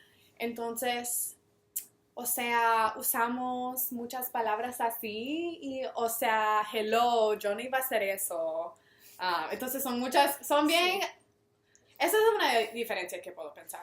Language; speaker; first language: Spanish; non-native, local second language; English